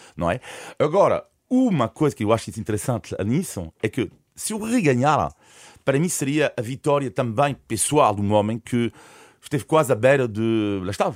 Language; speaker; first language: Portuguese; non-native, fluent; French